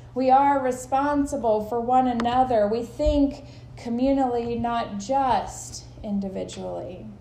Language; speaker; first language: English; native; English